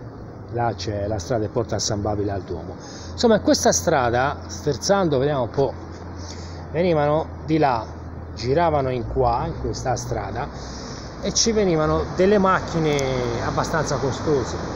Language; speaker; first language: Italian; native; Italian